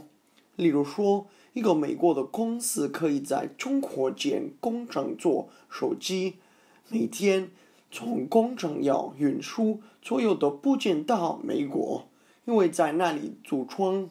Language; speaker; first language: Chinese; non-native, fluent; English